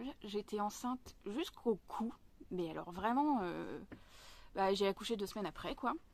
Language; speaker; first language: French; native; French